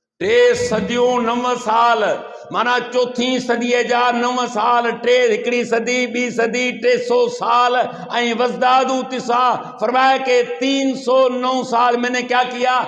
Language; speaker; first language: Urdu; non-native, local second language; Sindhi